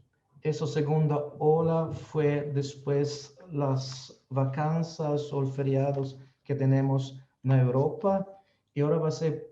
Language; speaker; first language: Spanish; non-native, fluent; Slovenian